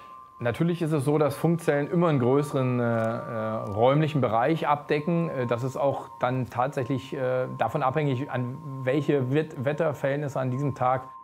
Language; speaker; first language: German; native; German